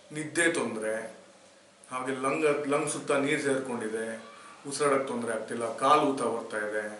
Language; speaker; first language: Kannada; native; Kannada